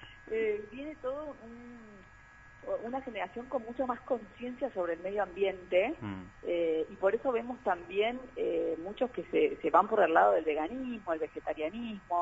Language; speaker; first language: Spanish; native; Spanish